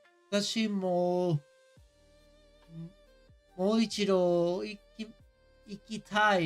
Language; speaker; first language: Japanese; non-native, learner; English